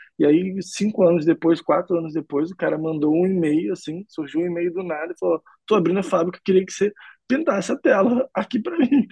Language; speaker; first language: Portuguese; native; Portuguese